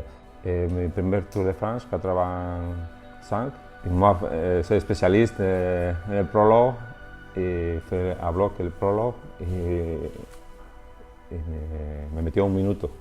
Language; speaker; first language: French; non-native, learner; Spanish